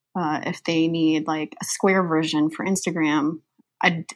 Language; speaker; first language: English; native; English